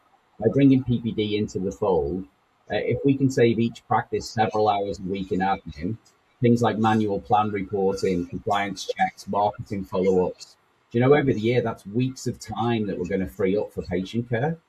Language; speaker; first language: English; native; English